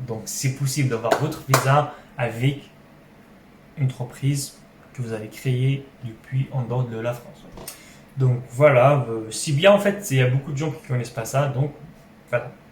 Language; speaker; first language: French; non-native, local second language; Arabic